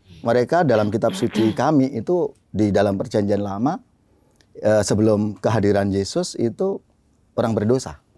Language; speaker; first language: Indonesian; native; Indonesian